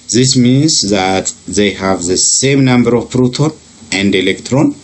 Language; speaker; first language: English; non-native, local second language; Amharic